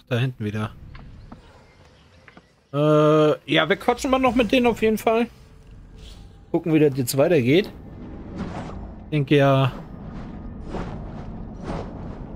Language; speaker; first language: German; native; German